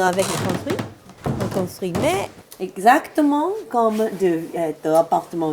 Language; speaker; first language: French; non-native, learner; Japanese